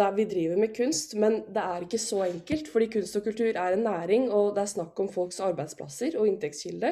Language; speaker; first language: Norwegian; native; Norwegian